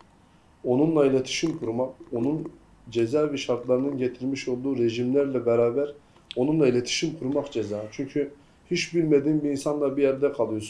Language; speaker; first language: Turkish; native; Turkish